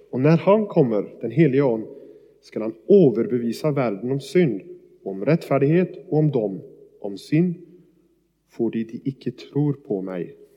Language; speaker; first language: Swedish; native; Swedish